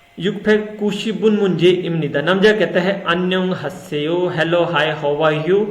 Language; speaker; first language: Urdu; non-native, local second language; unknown